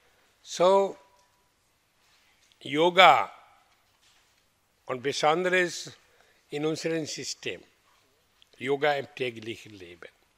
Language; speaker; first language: German; non-native, fluent; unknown